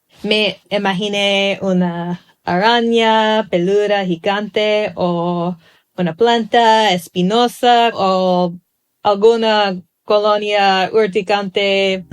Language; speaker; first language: Spanish; non-native, learner; English